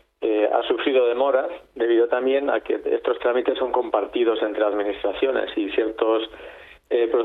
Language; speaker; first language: Spanish; native; Spanish